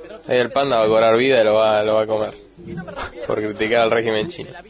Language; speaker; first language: Spanish; native; Spanish